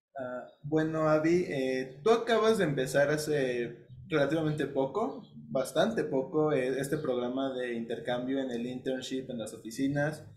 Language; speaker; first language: Spanish; native; Spanish